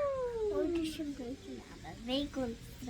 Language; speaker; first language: Albanian; early bilingual, heritage; Albanian